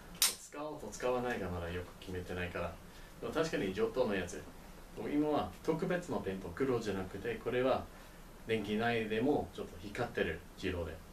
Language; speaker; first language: Japanese; non-native, learner; English